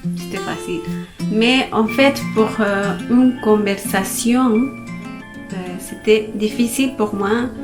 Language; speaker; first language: French; non-native, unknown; Spanish